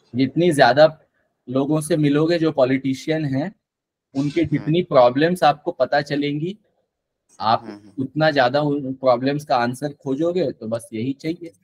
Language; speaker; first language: Hindi; native; Hindi